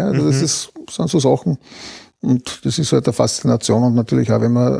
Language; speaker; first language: German; native; German